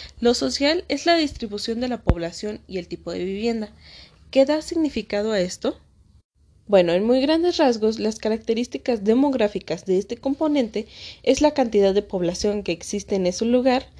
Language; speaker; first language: Spanish; native; Spanish